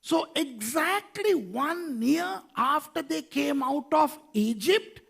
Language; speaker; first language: English; non-native, local second language; Sinhala